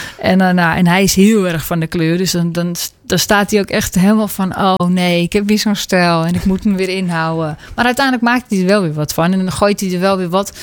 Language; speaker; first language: Dutch; native; Dutch